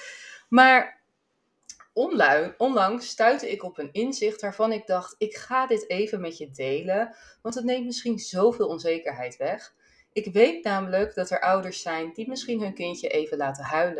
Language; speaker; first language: Dutch; native; Dutch